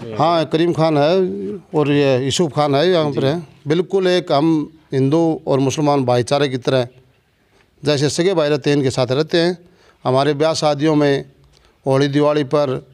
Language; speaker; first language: Hindi; native; Hindi